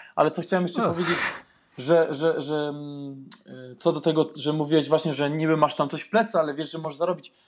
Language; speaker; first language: Polish; early bilingual, heritage; Polish